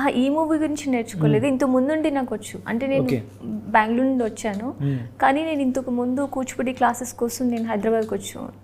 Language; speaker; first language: Telugu; non-native, local second language; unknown